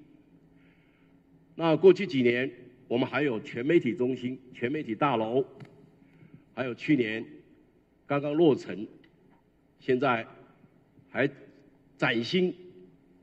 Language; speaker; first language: Chinese; native; Chinese